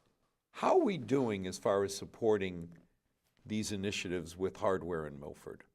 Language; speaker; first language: English; native; English